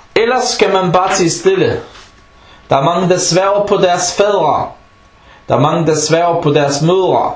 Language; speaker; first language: Danish; non-native, fluent; Arabic